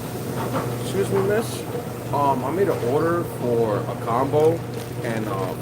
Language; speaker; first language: English; native; English